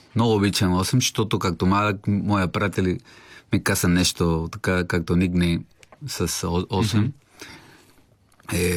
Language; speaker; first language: Bulgarian; non-native, learner; Spanish